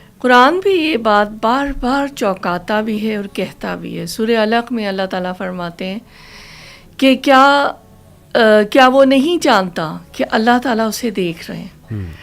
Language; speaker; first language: Urdu; native; Urdu